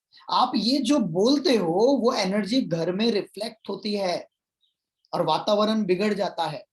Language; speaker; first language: Hindi; native; Hindi